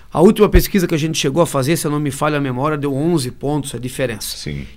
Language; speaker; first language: Portuguese; native; Portuguese